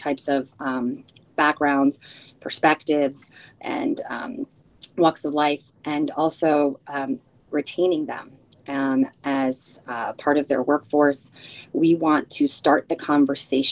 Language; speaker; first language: English; early bilingual, other home language; Spanish